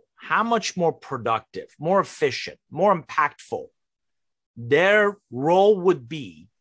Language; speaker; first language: English; non-native, fluent; Persian